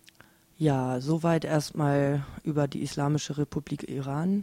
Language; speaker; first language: German; native; German